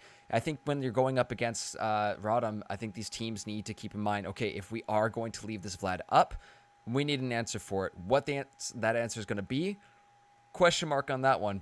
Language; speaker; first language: English; native; English